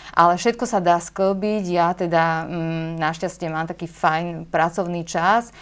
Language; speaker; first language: Slovak; native; Slovak